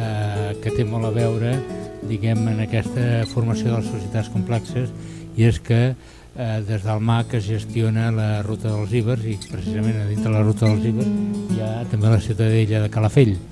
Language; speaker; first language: Catalan; native; Catalan